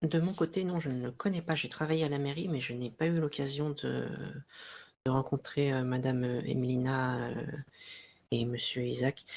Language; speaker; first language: French; native; French